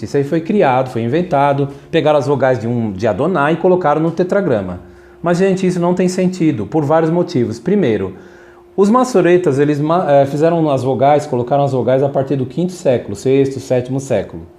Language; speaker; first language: Portuguese; native; Portuguese